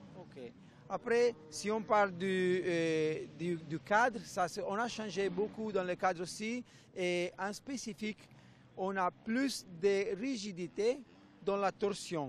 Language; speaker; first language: French; non-native, fluent; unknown